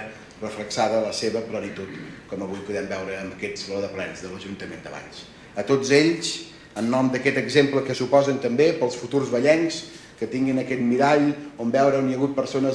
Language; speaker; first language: Catalan; native; Catalan